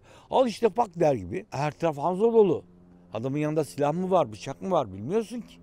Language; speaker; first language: Turkish; native; Turkish